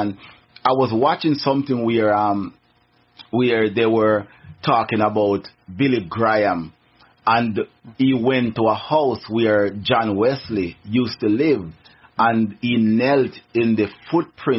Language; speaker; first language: English; non-native, local second language; Jamaican Creole English